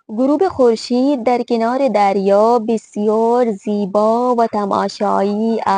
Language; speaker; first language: Persian; non-native, fluent; Urdu